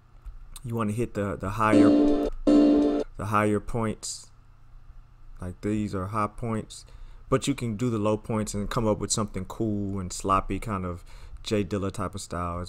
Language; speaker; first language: English; native; English